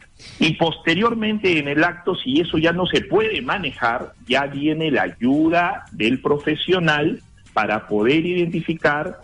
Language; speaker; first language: Spanish; native; Spanish